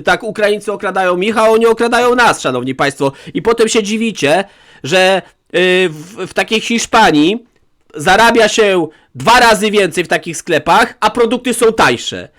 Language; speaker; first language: Polish; native; Polish